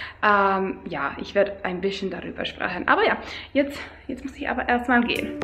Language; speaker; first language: German; non-native, fluent; Finnish